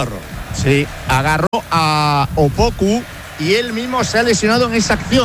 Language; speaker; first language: Spanish; native; Spanish